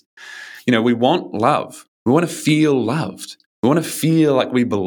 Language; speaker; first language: English; native; English